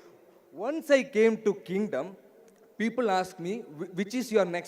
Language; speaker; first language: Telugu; non-native, learner; Malayalam